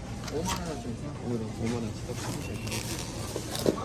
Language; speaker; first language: Korean; native; Korean